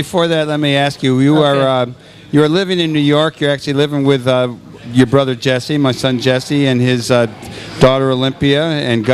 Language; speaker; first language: English; native; English